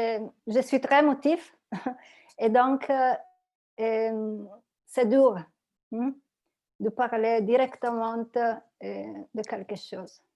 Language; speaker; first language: French; non-native, learner; Italian